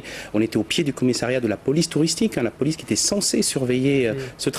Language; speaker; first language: French; native; French